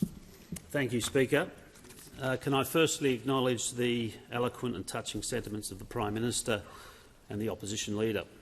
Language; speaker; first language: English; native; English